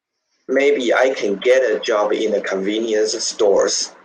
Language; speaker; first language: English; non-native, learner; Chinese